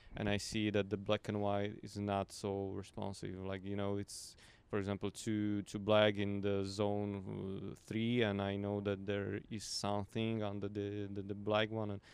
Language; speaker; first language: English; non-native, fluent; Slovak